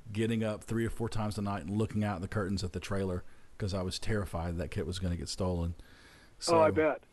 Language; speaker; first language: English; native; English